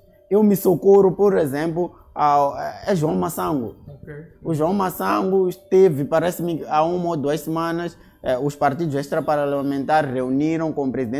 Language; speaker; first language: Portuguese; native; Portuguese